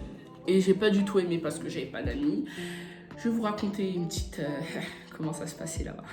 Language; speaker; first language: French; native; French